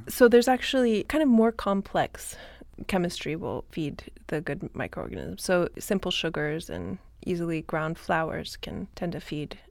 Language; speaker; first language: English; native; English